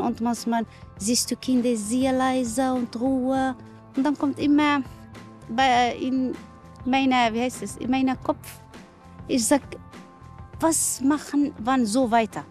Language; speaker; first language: German; non-native, learner; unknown